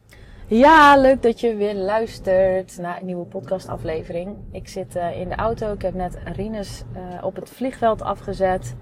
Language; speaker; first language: Dutch; native; Dutch